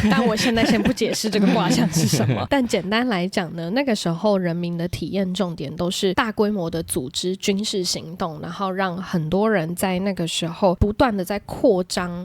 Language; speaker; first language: Chinese; native; Chinese